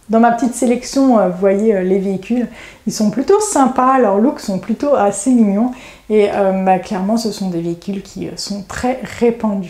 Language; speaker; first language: French; native; French